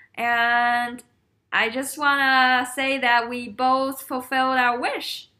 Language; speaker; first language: English; non-native, fluent; Chinese